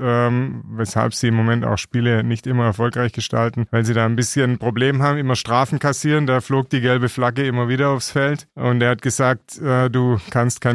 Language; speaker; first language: German; native; German